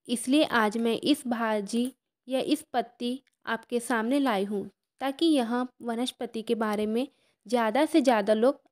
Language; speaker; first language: Hindi; non-native, local second language; Marathi